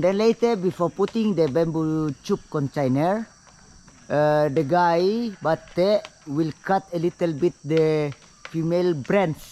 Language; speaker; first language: English; non-native, fluent; Indonesian